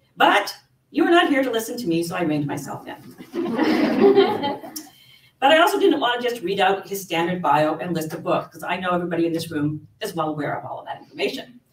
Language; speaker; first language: English; native; English